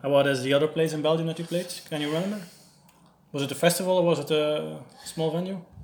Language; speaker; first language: English; non-native, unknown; Dutch